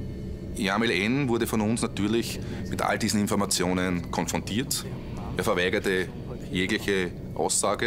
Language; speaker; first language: German; native; German